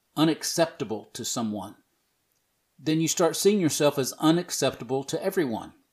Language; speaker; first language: English; native; English